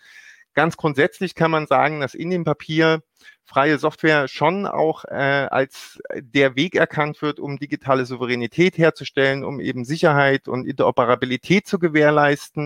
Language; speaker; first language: German; native; German